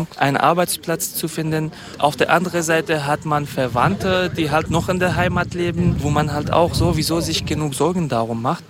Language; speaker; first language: German; non-native, fluent; Kurdish